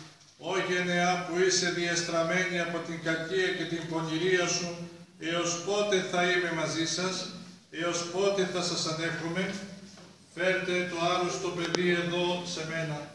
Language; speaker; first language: Greek; native; Greek